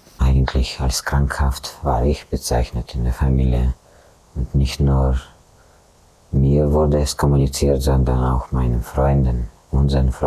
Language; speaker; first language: German; non-native, fluent; Russian